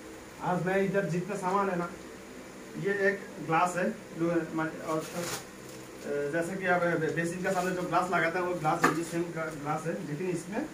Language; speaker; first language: Hindi; non-native, fluent; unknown